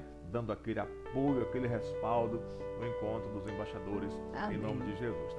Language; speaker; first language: Portuguese; native; Portuguese